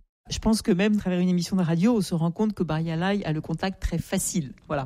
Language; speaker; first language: French; native; French